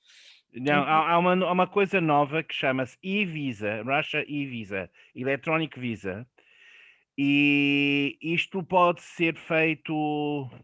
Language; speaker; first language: Portuguese; non-native, fluent; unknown